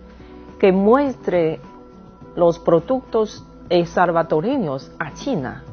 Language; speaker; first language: Spanish; non-native, fluent; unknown